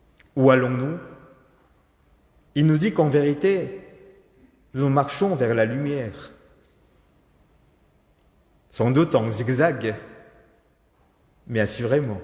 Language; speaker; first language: French; non-native, fluent; Korean